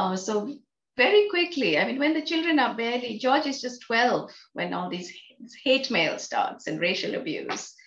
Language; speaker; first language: English; non-native, local second language; Bangla